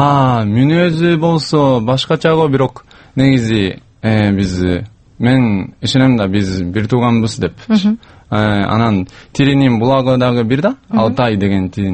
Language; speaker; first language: Kyrgyz; non-native, learner; Japanese